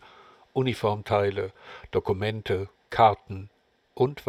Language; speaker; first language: German; native; German